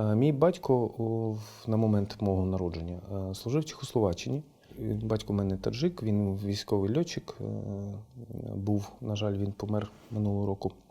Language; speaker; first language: Ukrainian; non-native, local second language; Russian